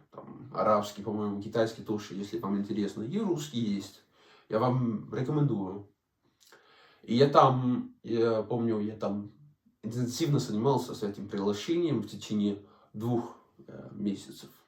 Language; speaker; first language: Russian; non-native, fluent; Danish